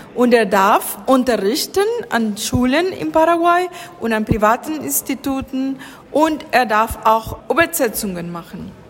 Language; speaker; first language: German; non-native, fluent; Spanish